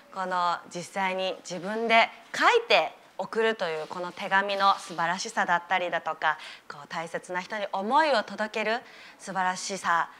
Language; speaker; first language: Japanese; native; Japanese